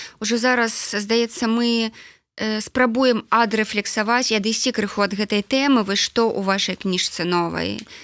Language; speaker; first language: Belarusian; native; Belarusian